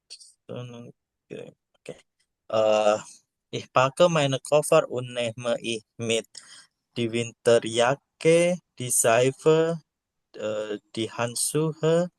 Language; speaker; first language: German; non-native, learner; Indonesian